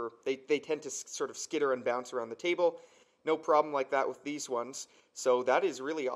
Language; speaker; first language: English; native; English